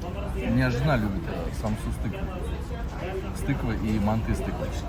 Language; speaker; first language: Russian; native; Russian